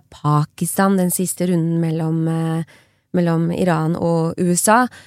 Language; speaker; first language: Norwegian; early bilingual, other home language; Persian